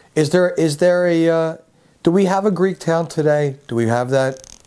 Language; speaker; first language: English; native; English